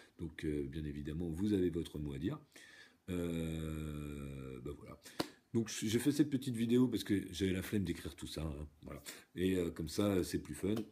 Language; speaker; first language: French; native; French